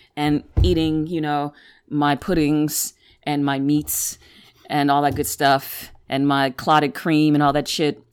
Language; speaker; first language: English; native; English